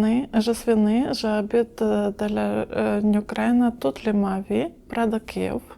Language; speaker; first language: French; non-native, learner; Ukrainian